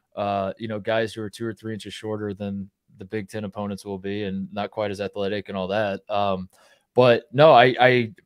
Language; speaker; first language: English; native; English